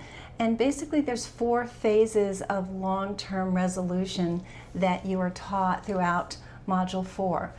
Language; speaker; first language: English; native; English